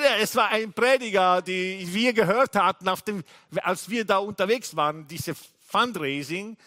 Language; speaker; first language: German; non-native, fluent; English